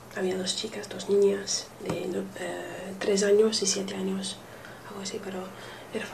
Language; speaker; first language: Spanish; non-native, learner; English